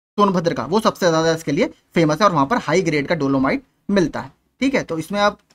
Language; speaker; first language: Hindi; native; Hindi